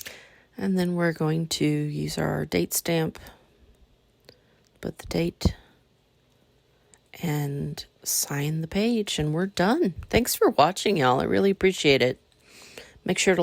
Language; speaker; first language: English; native; English